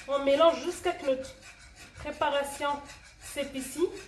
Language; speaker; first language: French; non-native, local second language; Arabic